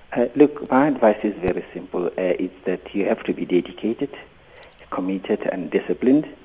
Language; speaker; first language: English; non-native, local second language; Venda